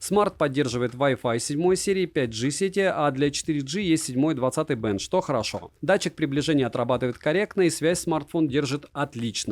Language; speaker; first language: Russian; native; Russian